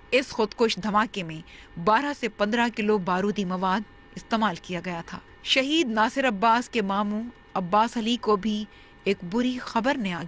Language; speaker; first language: Urdu; native; Urdu